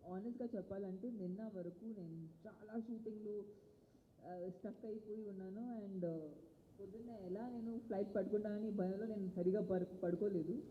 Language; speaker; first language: Telugu; non-native, fluent; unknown